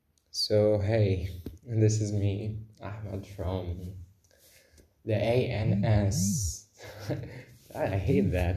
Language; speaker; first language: English; non-native, fluent; Arabic